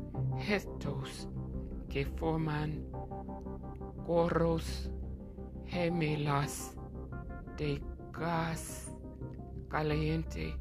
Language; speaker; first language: Spanish; non-native, learner; English